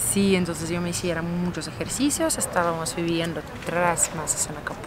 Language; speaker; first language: Spanish; non-native, learner; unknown